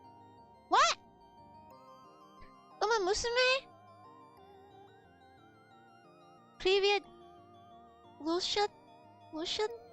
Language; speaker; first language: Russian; non-native, learner; English